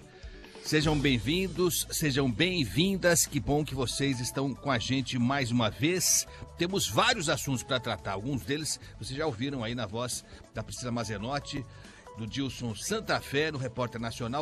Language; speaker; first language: Portuguese; native; Portuguese